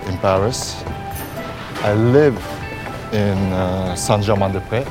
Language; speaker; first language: English; non-native, fluent; Japanese